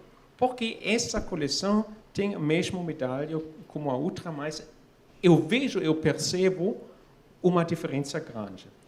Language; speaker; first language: Portuguese; non-native, fluent; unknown